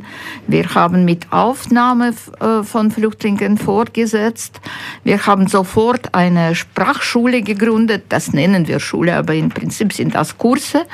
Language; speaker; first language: German; non-native, fluent; Ukrainian